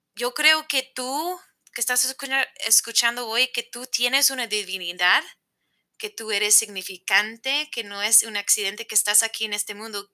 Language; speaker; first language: Spanish; non-native, fluent; English